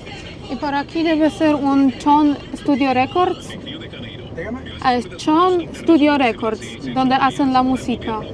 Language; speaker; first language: Spanish; non-native, fluent; Polish